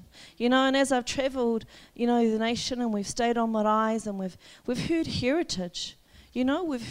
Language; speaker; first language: English; native; English